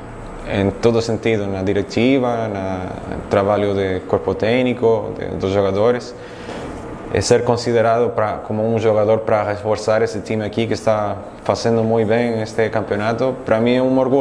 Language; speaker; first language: Portuguese; non-native, fluent; Spanish